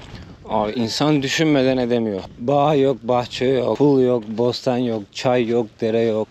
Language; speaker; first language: Turkish; native; Turkish